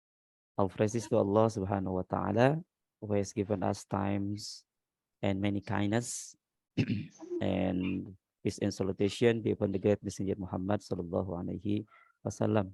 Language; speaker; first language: English; non-native, learner; Indonesian